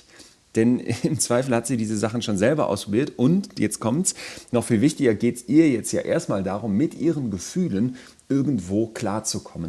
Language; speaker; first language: German; native; German